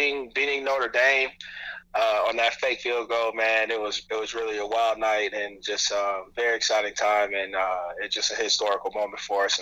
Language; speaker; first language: English; native; English